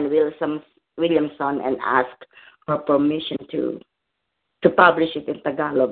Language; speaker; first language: English; non-native, local second language; Filipino